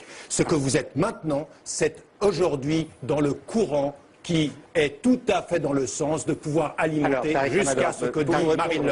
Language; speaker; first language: French; early bilingual, heritage; French